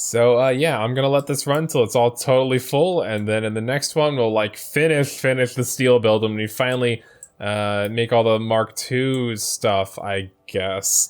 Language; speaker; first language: English; native; English